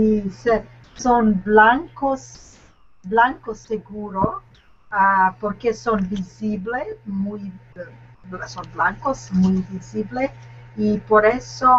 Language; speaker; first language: Spanish; non-native, learner; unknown